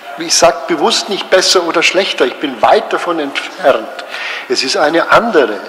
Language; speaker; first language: German; native; German